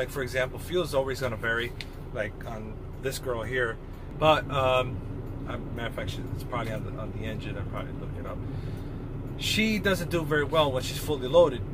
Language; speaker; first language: English; native; English